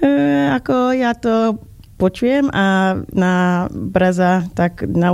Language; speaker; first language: Slovak; non-native, learner; English